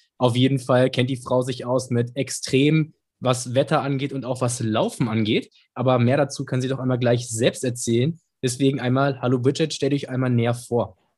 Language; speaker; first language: German; native; German